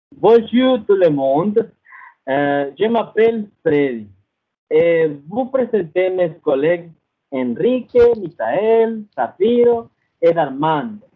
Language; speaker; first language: French; non-native, learner; Spanish